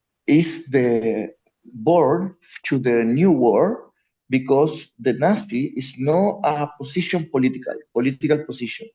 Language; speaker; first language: English; non-native, learner; Spanish